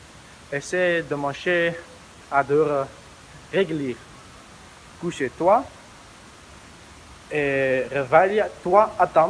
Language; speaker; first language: French; non-native, learner; Dutch